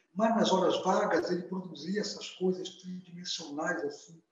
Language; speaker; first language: Portuguese; native; Portuguese